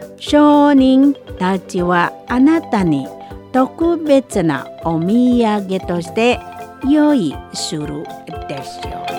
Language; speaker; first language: Japanese; non-native, learner; Indonesian